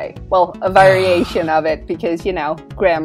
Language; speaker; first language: English; non-native, fluent; Danish